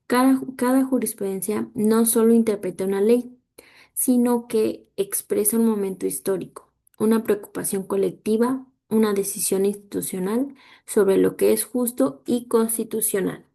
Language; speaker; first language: Spanish; native; Spanish